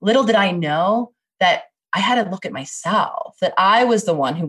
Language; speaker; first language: English; native; English